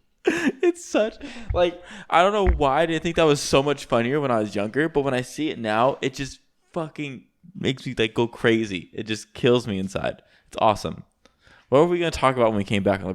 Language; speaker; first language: English; native; English